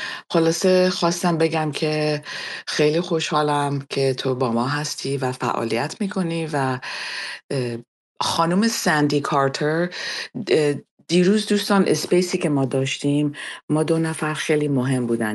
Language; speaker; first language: Persian; early bilingual, heritage; Persian